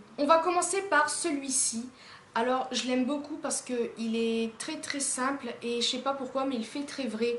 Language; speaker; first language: French; native; French